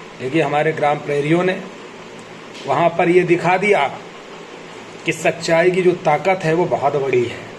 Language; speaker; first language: Hindi; native; Hindi